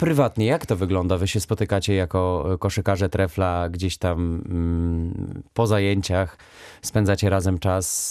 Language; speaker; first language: Polish; native; Polish